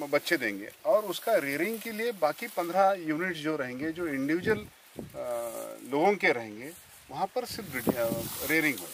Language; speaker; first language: Hindi; non-native, local second language; Marathi